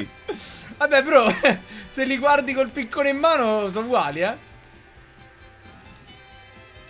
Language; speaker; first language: Italian; native; Italian